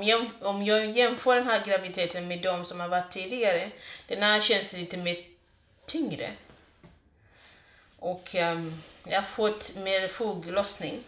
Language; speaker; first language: Swedish; non-native, fluent; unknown